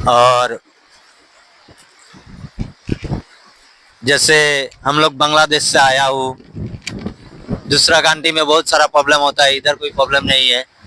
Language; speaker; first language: Hindi; non-native, learner; Bangla